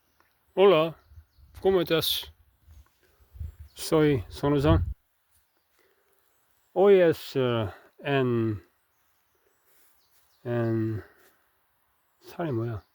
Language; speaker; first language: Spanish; non-native, learner; Korean